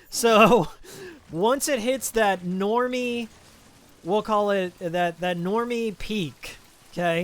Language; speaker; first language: English; native; English